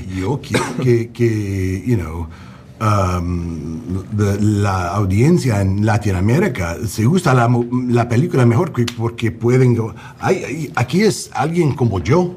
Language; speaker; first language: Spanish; non-native, learner; English